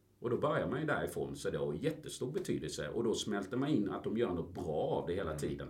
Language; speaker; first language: Swedish; early bilingual, other home language; Spanish